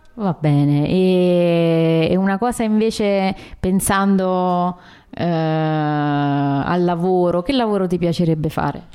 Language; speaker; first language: Italian; native; Italian